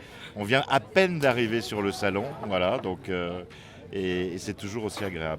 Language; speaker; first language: French; native; French